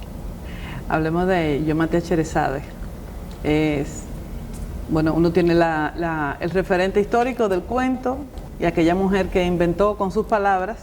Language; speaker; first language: Spanish; native; Spanish